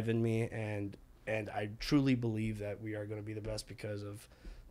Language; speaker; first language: English; early bilingual, other home language; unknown